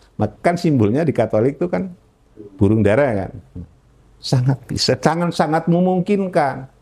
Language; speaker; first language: Indonesian; non-native, local second language; Javanese